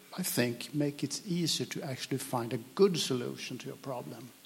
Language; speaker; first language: English; non-native, fluent; Swedish